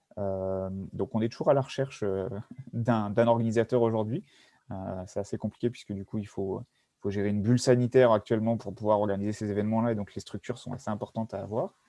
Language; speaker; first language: French; native; French